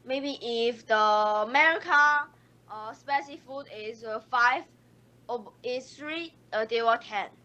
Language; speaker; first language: English; non-native, learner; Chinese